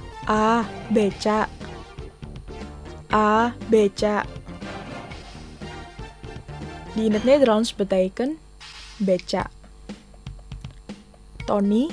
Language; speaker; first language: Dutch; non-native, fluent; Indonesian